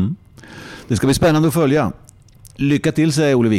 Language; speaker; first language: Swedish; native; Swedish